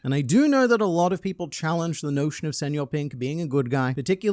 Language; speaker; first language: English; native; English